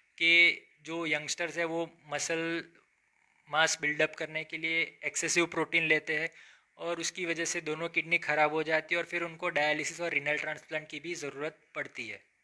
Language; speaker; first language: Hindi; non-native, local second language; Gujarati